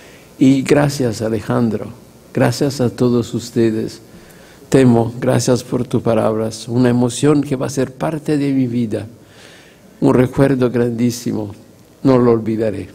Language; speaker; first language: Spanish; non-native, fluent; Italian